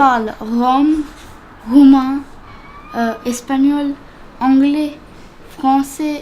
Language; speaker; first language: French; non-native, fluent; Romany